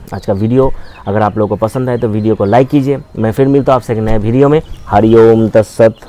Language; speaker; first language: Hindi; non-native, local second language; Bangla